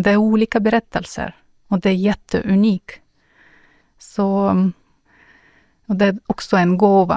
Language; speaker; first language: Swedish; non-native, fluent; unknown